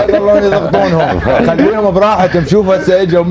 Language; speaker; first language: Arabic; native; Arabic